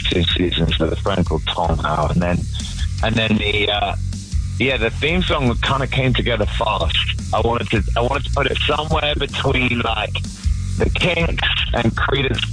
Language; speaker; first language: English; native; English